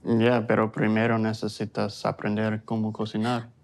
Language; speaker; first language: Spanish; non-native, learner; English